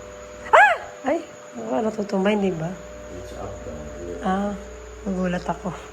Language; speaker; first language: Filipino; native; Filipino